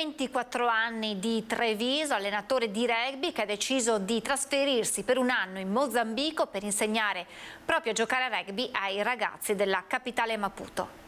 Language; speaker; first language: Italian; native; Italian